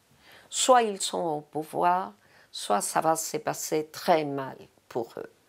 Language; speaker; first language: French; non-native, fluent; Spanish